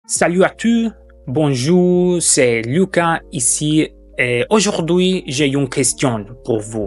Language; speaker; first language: French; non-native, fluent; German